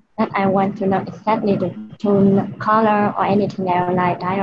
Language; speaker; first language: English; non-native, learner; Vietnamese